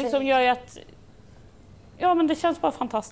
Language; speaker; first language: Swedish; native; Swedish